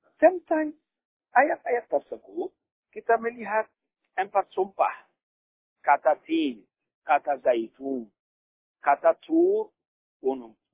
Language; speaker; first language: Indonesian; non-native, fluent; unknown